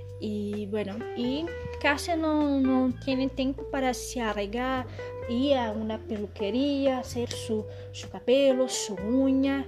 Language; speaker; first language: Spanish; non-native, learner; Portuguese